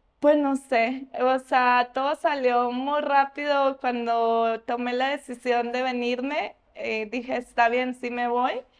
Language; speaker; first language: Spanish; native; Spanish